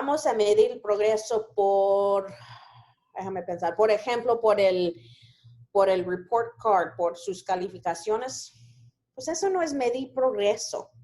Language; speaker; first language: Spanish; early bilingual, heritage; Spanish